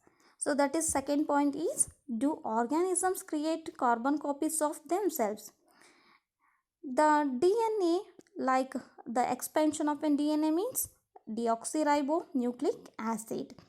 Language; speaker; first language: English; non-native, local second language; Kannada